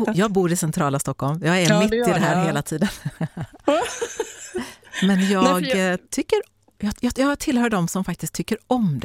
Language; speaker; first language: Swedish; native; Swedish